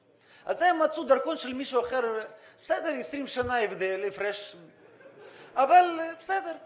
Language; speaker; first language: Hebrew; non-native, fluent; Russian